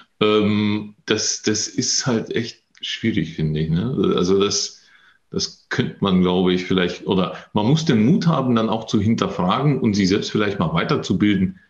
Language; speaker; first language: German; early bilingual, other home language; Russian